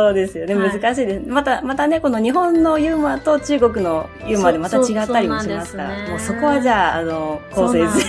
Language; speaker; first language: Japanese; native; Japanese